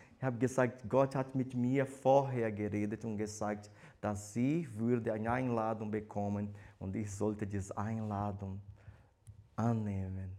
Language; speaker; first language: German; non-native, fluent; Portuguese